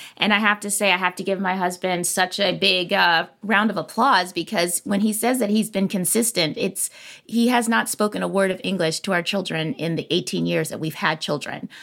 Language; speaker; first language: English; native; English